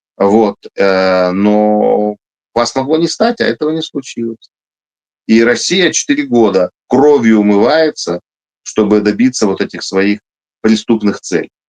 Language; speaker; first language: Russian; native; Russian